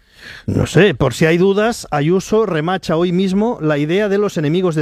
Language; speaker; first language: Spanish; native; Spanish